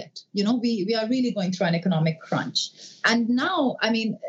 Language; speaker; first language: English; non-native, local second language; Urdu